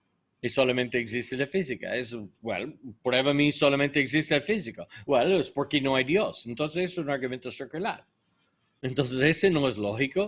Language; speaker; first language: Spanish; non-native, learner; English